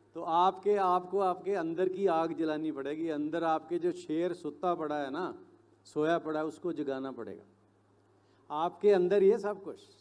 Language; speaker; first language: Hindi; non-native, local second language; Punjabi